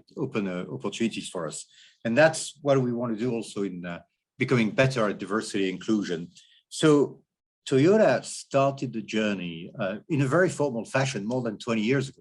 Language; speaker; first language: English; non-native, fluent; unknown